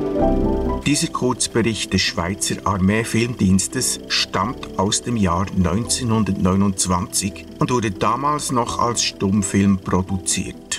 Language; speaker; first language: German; native; German